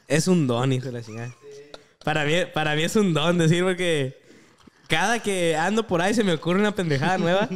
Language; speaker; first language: Spanish; native; Spanish